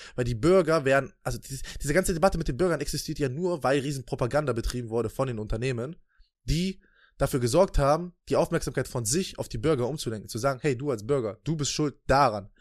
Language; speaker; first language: German; native; German